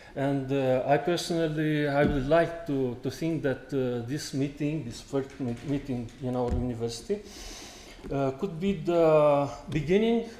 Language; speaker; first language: English; non-native, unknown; Romanian